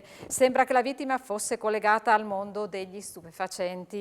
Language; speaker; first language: Italian; native; Italian